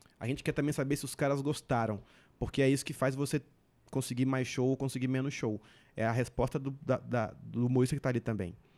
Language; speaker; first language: Portuguese; native; Portuguese